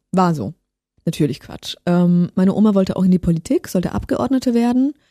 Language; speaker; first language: German; early bilingual, other home language; Polish